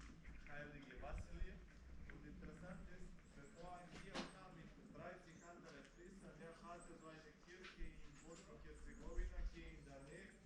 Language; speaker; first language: German; non-native, fluent; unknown